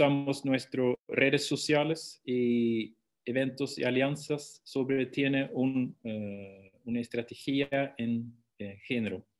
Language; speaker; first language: Spanish; non-native, fluent; Swedish